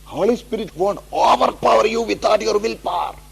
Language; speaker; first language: English; non-native, local second language; Malayalam